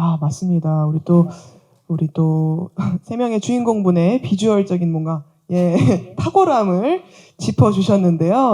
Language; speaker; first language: Korean; native; Korean